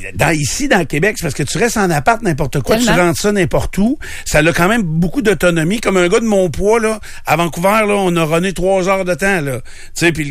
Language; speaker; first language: French; native; French